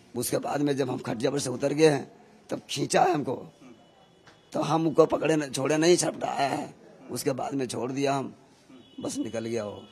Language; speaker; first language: Hindi; native; Hindi